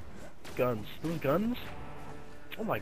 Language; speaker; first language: English; native; English